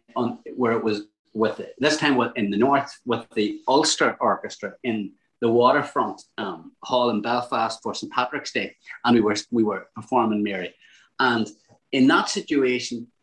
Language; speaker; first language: English; native; English